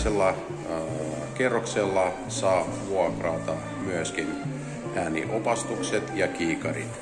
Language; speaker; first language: Finnish; non-native, fluent; Russian